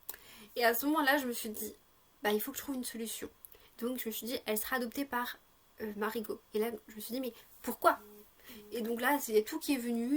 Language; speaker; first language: French; native; French